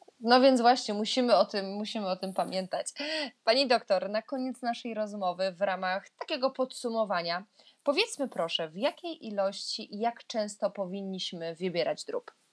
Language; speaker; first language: Polish; native; Polish